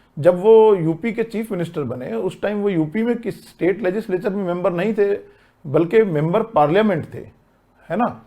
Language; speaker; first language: Hindi; native; Hindi